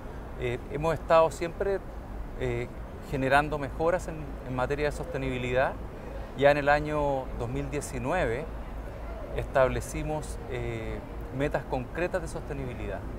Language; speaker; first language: Spanish; native; Spanish